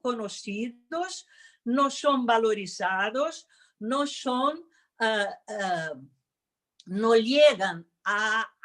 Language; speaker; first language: Spanish; non-native, fluent; Portuguese